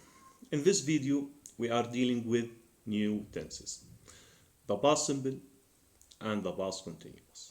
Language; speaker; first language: English; non-native, fluent; Arabic